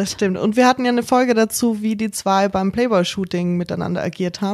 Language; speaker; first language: German; native; German